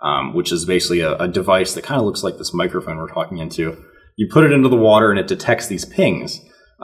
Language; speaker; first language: English; native; English